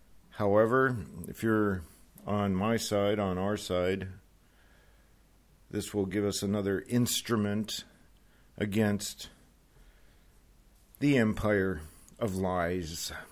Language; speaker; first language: English; native; English